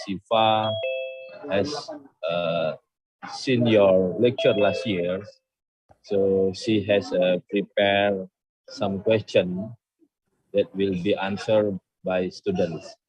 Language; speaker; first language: English; non-native, learner; Indonesian